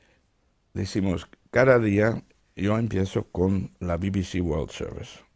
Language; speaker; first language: Spanish; non-native, fluent; Dutch